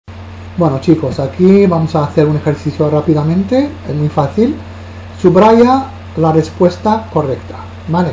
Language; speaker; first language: Spanish; non-native, fluent; Arabic